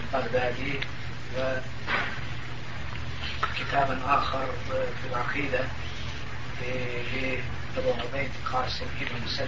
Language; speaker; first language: Arabic; non-native, fluent; Turkish